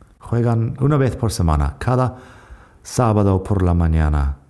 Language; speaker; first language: Spanish; non-native, fluent; English